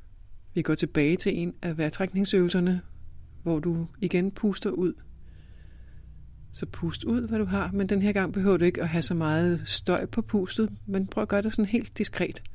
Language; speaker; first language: Danish; native; Danish